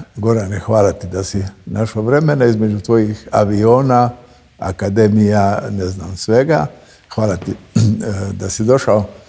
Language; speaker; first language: Croatian; native; Croatian